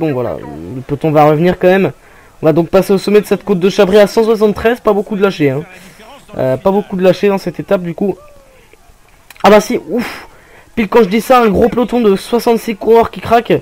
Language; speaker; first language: French; native; French